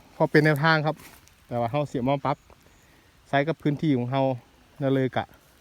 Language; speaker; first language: Thai; native; Thai